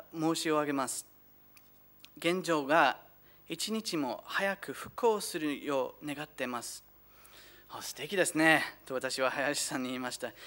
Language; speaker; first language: Japanese; non-native, fluent; English